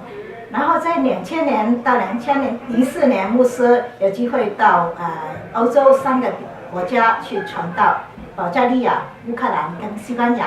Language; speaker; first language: Chinese; non-native, local second language; Cantonese